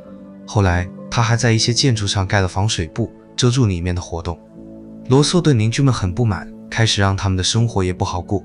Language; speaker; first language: Chinese; native; Chinese